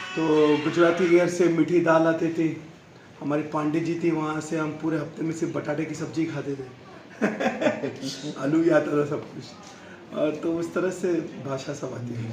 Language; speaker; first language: Hindi; non-native, local second language; Tamil